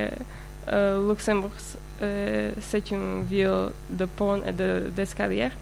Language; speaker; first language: French; non-native, fluent; Slovak